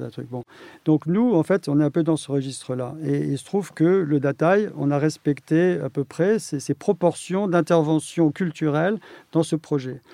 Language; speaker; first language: French; native; French